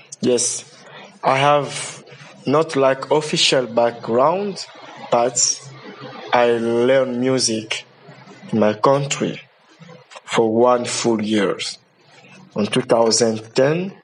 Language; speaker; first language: English; non-native, learner; Lingala